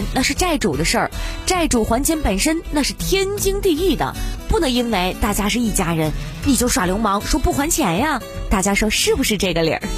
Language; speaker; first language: Chinese; native; Chinese